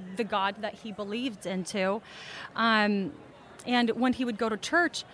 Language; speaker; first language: English; early bilingual, other home language; Russian